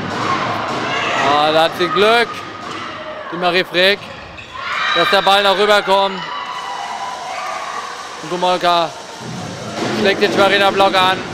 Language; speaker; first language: German; native; German